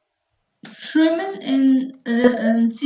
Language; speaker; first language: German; non-native, learner; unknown